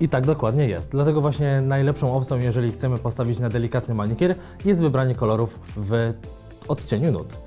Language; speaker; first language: Polish; native; Polish